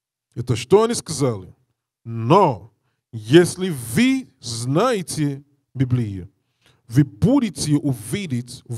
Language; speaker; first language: Russian; non-native, learner; English